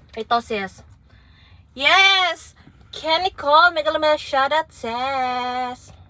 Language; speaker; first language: Filipino; non-native, local second language; Waray